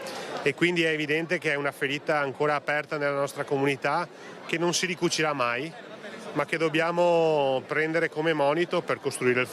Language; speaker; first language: Italian; native; Italian